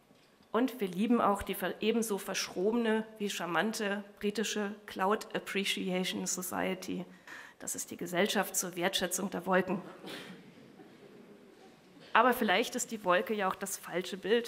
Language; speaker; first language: German; native; German